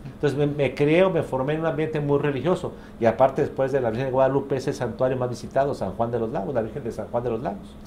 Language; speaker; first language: Spanish; native; Spanish